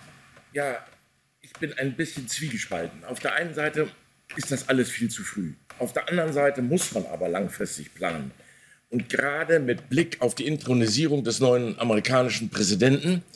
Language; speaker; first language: German; native; German